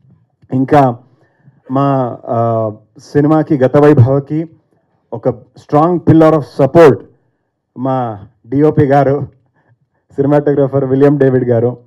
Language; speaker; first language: Telugu; non-native, fluent; Kannada